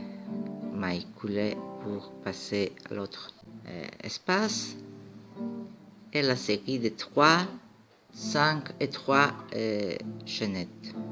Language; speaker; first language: French; non-native, fluent; Greek